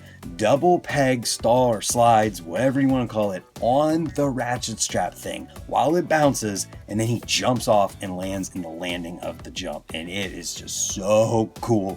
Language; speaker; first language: English; native; English